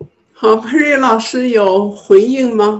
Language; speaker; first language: Chinese; native; Chinese